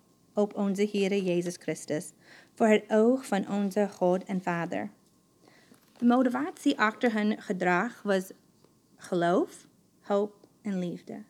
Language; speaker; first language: Dutch; non-native, fluent; English